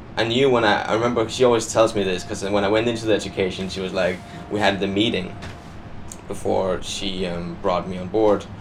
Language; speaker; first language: English; non-native, fluent; Danish